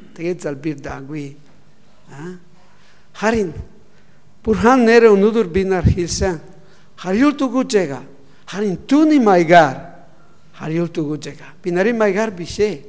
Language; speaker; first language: Mongolian; non-native, learner; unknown